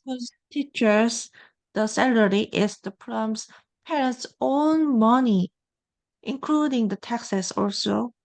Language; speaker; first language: English; non-native, learner; Korean